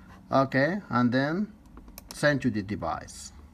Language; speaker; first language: English; non-native, fluent; Spanish